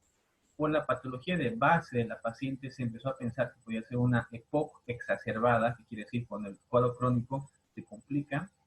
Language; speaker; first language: Spanish; native; Spanish